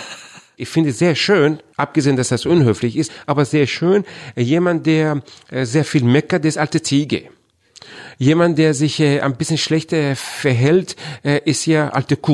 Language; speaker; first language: German; non-native, fluent; Persian